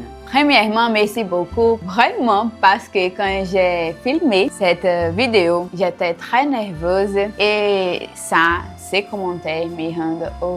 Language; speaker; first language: French; non-native, learner; Portuguese